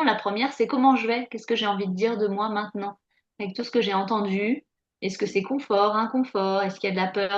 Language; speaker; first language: French; native; French